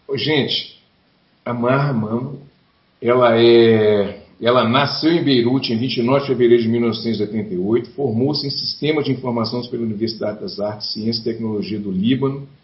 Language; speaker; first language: Portuguese; native; Portuguese